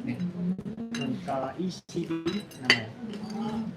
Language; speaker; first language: Korean; non-native, learner; Japanese